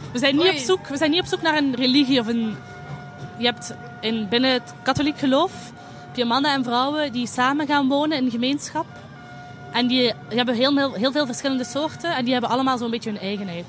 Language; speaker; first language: Dutch; native; Dutch